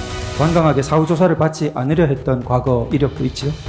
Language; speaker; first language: Korean; native; Korean